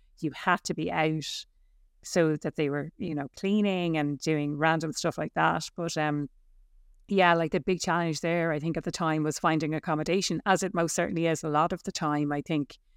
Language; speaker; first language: English; native; English